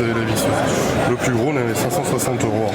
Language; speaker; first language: French; native; French